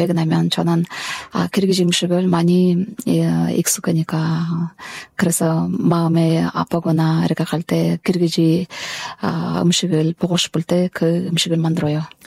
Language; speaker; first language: Korean; non-native, learner; Kyrgyz